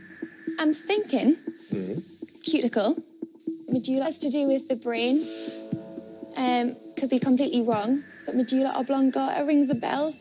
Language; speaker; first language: English; native; English